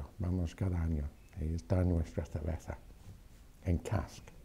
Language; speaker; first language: Spanish; non-native, fluent; English